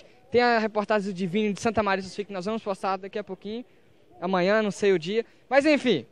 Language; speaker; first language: Portuguese; native; Portuguese